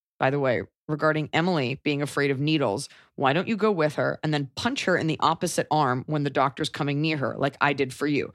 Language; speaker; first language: English; native; English